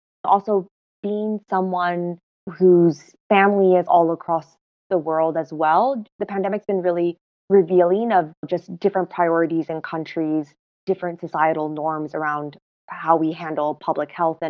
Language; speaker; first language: English; non-native, local second language; Cantonese